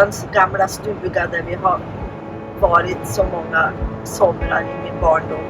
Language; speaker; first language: Swedish; native; Swedish